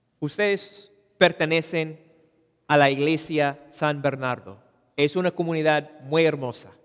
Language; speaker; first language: Spanish; non-native, fluent; English